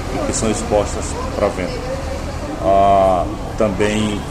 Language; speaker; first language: Portuguese; native; Portuguese